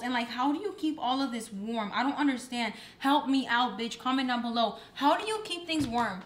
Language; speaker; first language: English; early bilingual, other home language; Spanish